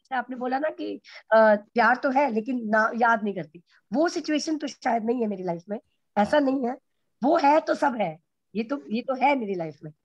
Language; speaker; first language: Hindi; native; Hindi